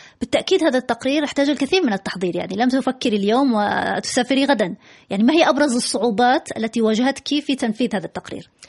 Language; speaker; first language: Arabic; native; Arabic